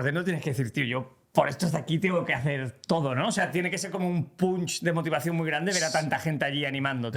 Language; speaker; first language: Spanish; native; Spanish